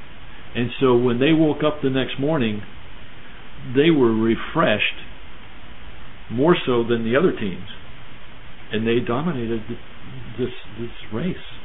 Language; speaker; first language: English; native; English